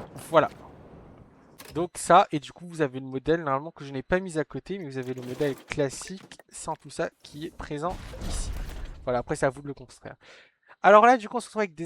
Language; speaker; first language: French; native; French